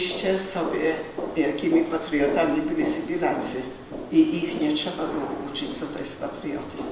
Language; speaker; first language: Polish; early bilingual, heritage; Polish